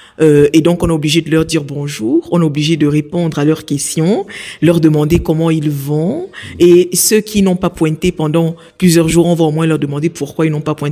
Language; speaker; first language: French; native; French